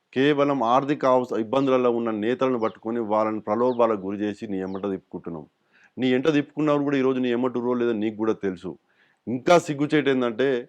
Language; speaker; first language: Telugu; native; Telugu